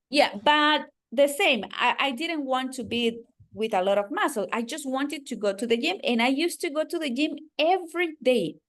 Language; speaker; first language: English; non-native, fluent; Spanish